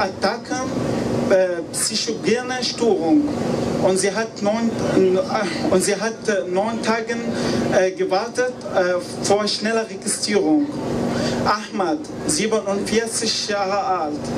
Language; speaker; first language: German; non-native, learner; Arabic